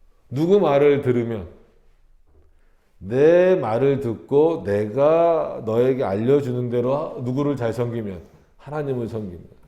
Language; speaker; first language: Korean; native; Korean